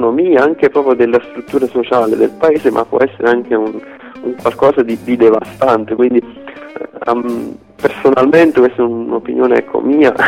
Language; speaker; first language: Italian; native; Italian